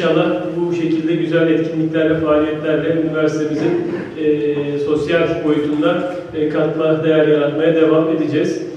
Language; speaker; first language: Turkish; native; Turkish